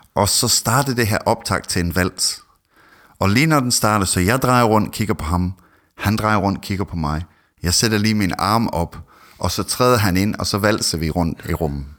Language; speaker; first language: Danish; non-native, fluent; English